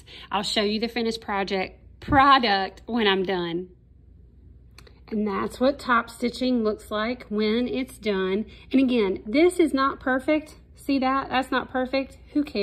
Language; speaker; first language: English; native; English